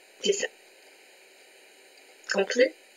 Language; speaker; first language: French; non-native, learner; Arabic